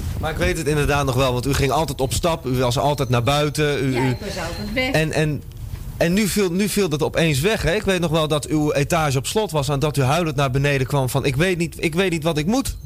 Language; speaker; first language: Dutch; native; Dutch